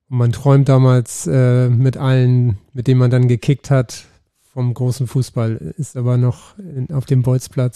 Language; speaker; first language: German; native; German